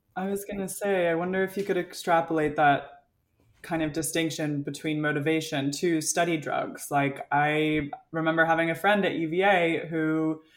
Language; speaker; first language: English; native; English